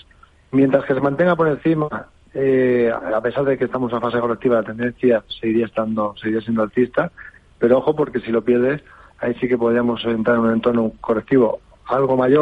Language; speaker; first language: Spanish; native; Spanish